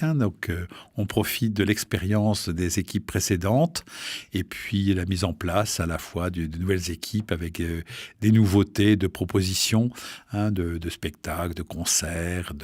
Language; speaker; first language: French; native; French